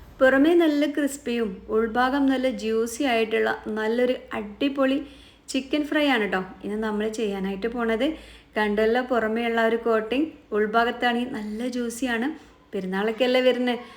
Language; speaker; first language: Malayalam; native; Malayalam